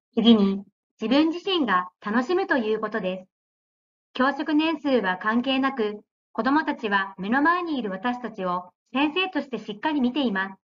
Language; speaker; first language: Japanese; native; Japanese